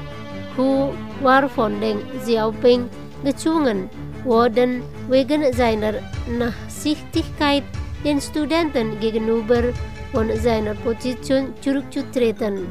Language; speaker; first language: German; non-native, fluent; Indonesian